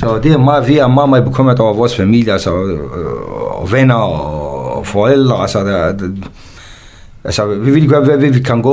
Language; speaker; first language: Danish; non-native, fluent; Kurdish